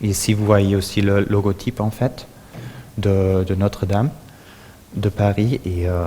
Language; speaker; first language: French; non-native, fluent; German